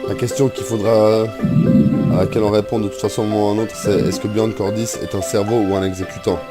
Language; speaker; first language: French; native; French